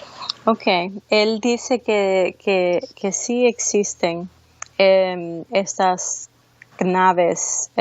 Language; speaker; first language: Spanish; early bilingual, heritage; Spanish